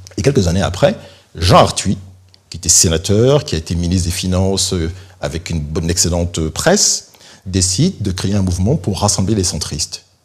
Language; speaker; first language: French; early bilingual, other home language; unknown